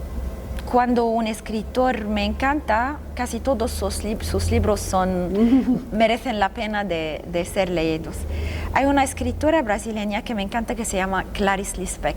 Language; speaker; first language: Spanish; non-native, fluent; Arabic